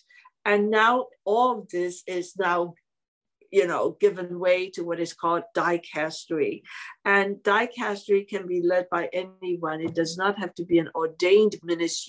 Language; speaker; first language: English; non-native, local second language; Cantonese